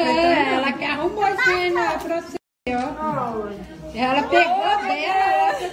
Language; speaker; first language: Portuguese; native; Portuguese